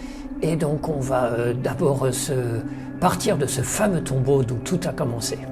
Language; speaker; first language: French; native; French